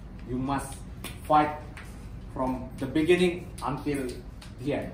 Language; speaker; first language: English; non-native, learner; Indonesian